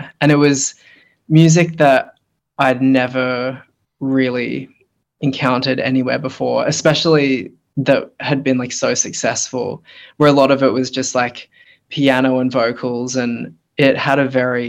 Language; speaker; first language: English; native; English